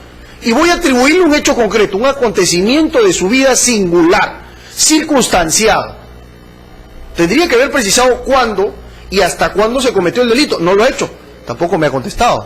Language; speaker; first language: Spanish; native; Spanish